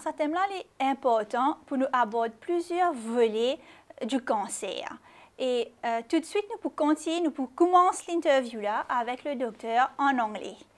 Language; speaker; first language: French; non-native, local second language; Morisyen